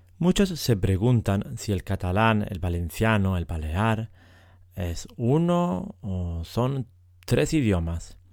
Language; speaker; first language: Spanish; native; Spanish